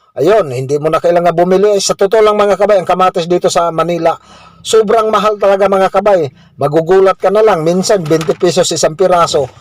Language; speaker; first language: Filipino; non-native, local second language; Cebuano